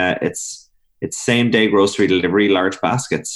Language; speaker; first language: English; native; English